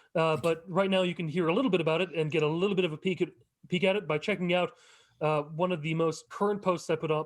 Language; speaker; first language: English; native; English